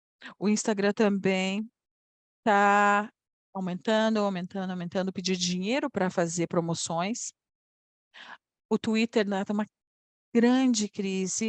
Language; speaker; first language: Portuguese; non-native, fluent; Polish